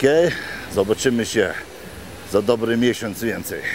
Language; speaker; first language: Polish; non-native, fluent; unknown